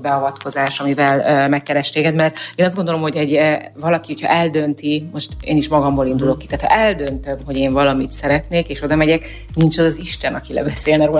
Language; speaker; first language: Hungarian; native; Hungarian